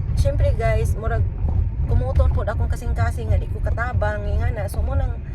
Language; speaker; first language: Filipino; non-native, local second language; Cebuano